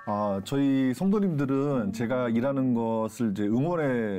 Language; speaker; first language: Korean; native; Korean